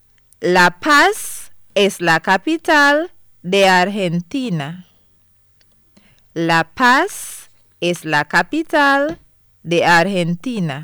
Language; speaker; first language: Spanish; non-native, fluent; English